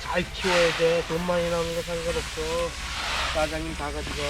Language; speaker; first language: Korean; native; Korean